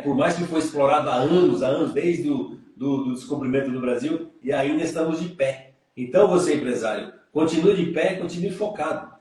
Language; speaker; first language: Portuguese; native; Portuguese